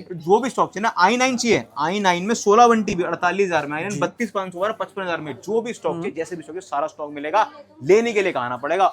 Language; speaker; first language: Hindi; native; Hindi